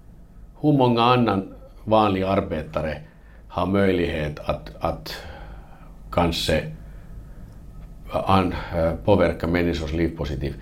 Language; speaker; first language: Swedish; non-native, learner; Finnish